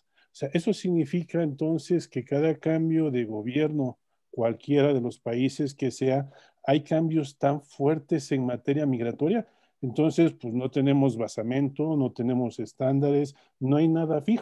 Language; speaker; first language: Spanish; native; Spanish